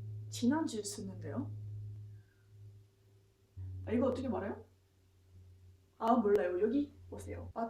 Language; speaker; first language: Korean; non-native, learner; English